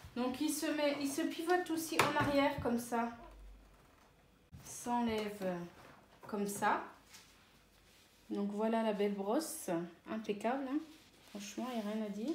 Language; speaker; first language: French; native; French